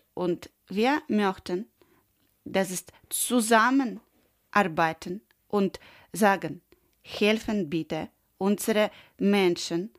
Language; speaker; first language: German; non-native, learner; Ukrainian